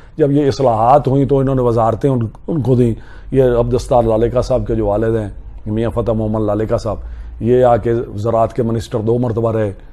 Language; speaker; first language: Urdu; non-native, local second language; Punjabi